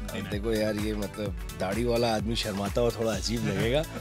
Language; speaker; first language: Hindi; native; Hindi